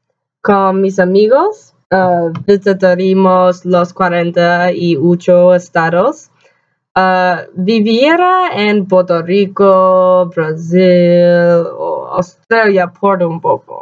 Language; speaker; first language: Spanish; non-native, learner; English